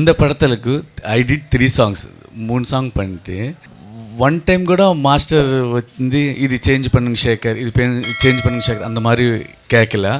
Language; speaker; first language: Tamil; non-native, learner; Telugu